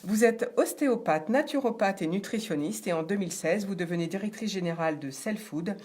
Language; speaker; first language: French; native; French